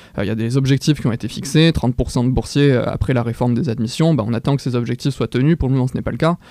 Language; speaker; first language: French; native; French